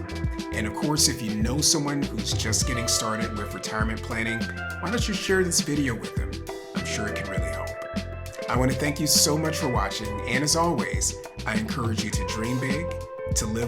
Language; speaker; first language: English; native; English